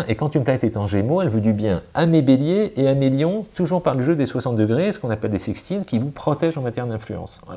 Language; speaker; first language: French; native; French